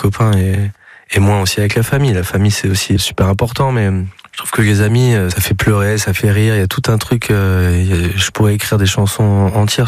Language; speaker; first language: French; native; French